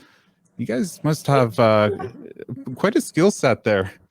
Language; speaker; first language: English; native; English